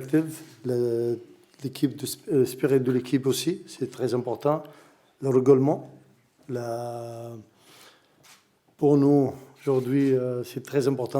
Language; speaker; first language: French; non-native, learner; Arabic